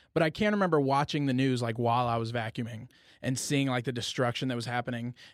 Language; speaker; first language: English; native; English